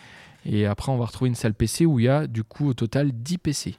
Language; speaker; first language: French; native; French